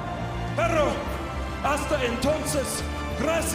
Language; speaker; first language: Spanish; non-native, learner; English